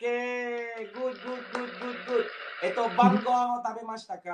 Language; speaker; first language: Japanese; non-native, fluent; Malay